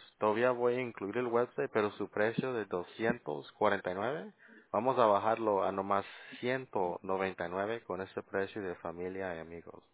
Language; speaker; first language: Spanish; early bilingual, heritage; Spanish